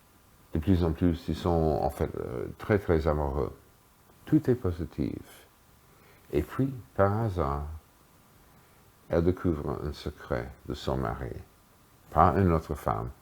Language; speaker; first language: French; non-native, fluent; English